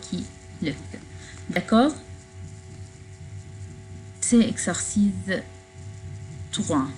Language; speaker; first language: French; non-native, fluent; Arabic